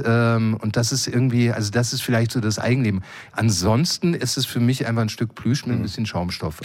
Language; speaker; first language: German; native; German